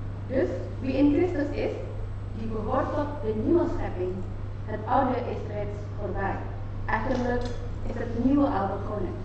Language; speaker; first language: Dutch; non-native, fluent; Indonesian